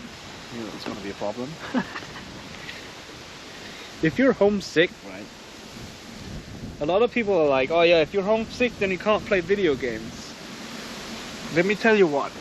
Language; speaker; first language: English; non-native, fluent; Danish